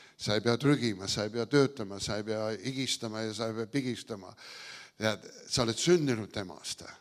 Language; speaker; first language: Estonian; early bilingual, heritage; Estonian